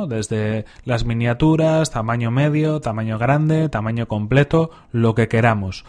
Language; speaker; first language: Spanish; native; Spanish